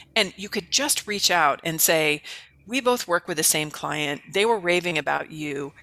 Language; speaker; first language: English; native; English